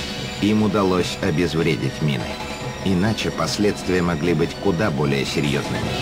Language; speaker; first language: Russian; native; Russian